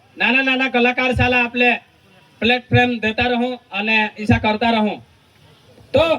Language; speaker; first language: Gujarati; native; Gujarati